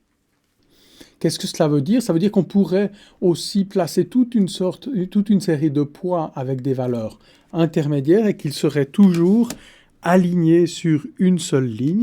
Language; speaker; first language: French; native; French